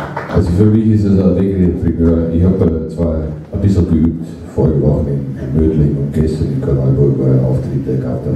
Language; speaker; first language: German; non-native, fluent; Dutch